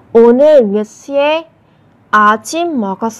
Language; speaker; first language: Korean; non-native, fluent; Vietnamese